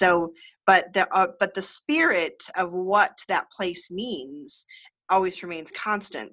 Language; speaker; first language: English; native; English